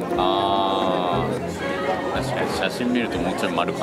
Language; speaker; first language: Japanese; native; Japanese